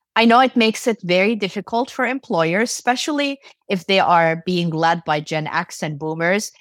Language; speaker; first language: English; non-native, fluent; Arabic